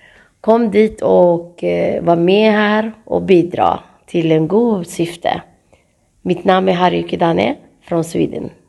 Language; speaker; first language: Swedish; non-native, fluent; Tigrinya